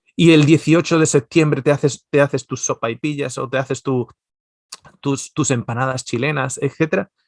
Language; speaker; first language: Spanish; native; Spanish